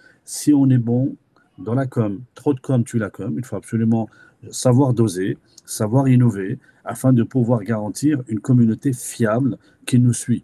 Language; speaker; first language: French; native; French